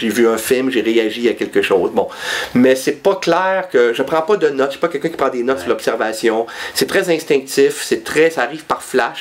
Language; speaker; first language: French; native; French